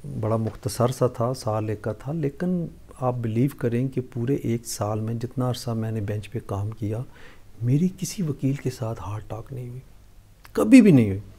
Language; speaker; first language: Urdu; non-native, local second language; Punjabi